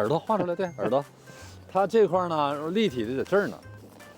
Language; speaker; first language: Chinese; native; Chinese